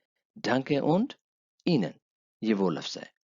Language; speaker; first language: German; non-native, fluent; Urdu